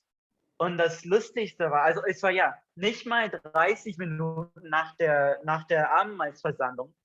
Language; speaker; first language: German; non-native, fluent; English